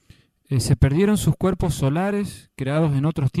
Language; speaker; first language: Spanish; native; Spanish